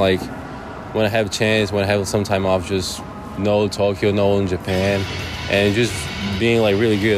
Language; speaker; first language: English; non-native, fluent; Portuguese